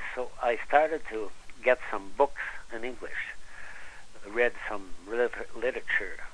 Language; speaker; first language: English; non-native, fluent; French